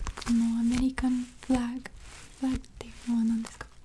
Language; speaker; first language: Japanese; non-native, fluent; English